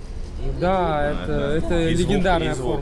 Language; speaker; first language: Russian; native; Russian